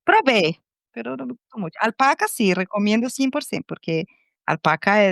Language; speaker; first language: Spanish; non-native, fluent; Portuguese